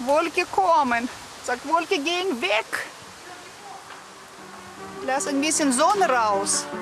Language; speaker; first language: German; non-native, learner; Russian